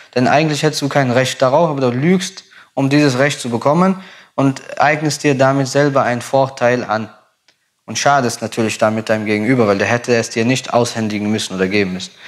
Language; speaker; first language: German; non-native, fluent; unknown